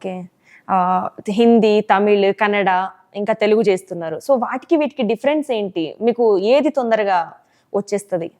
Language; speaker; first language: Telugu; native; Telugu